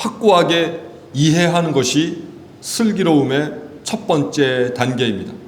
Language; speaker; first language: Korean; native; Korean